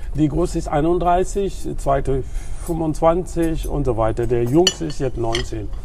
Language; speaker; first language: German; non-native, learner; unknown